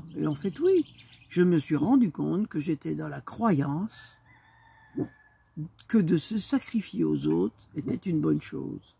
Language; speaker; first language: French; native; French